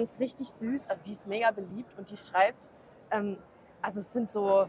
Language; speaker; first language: German; native; German